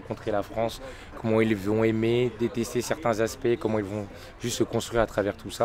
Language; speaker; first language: French; native; French